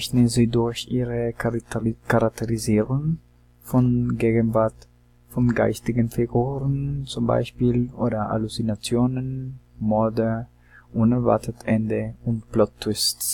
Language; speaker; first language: German; non-native, learner; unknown